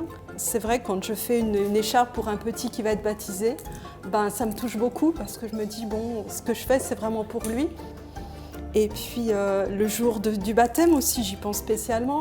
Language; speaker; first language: French; native; French